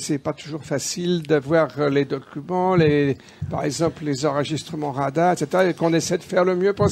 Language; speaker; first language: French; native; French